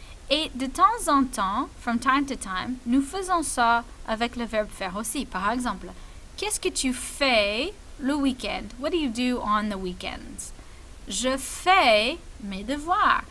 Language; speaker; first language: French; non-native, fluent; English